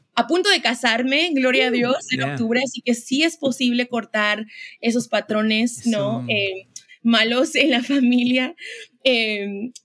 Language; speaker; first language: Spanish; early bilingual, heritage; Spanish